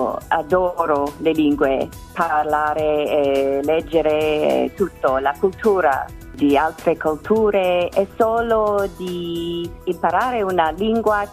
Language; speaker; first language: Italian; non-native, learner; English